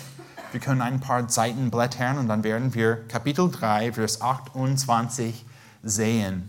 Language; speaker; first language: German; non-native, fluent; English